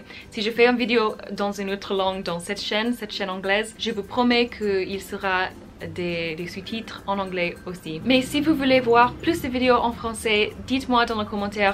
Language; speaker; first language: French; non-native, fluent; English